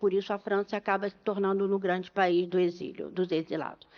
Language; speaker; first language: Portuguese; native; Portuguese